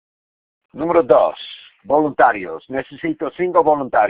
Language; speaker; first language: Spanish; non-native, fluent; English